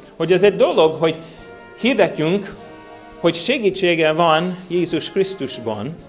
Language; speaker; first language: Hungarian; non-native, learner; English